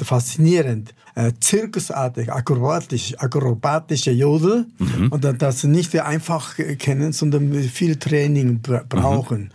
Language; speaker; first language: German; non-native, fluent; Japanese